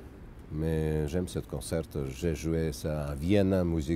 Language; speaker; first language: French; non-native, learner; Russian